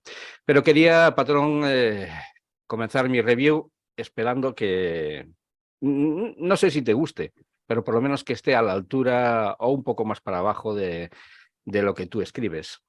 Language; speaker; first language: Spanish; native; Spanish